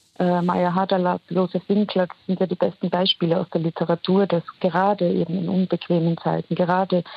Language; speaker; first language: German; native; German